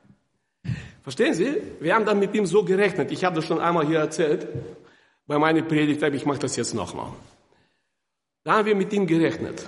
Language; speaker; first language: German; non-native, fluent; Russian